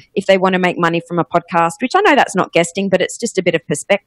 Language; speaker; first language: English; native; English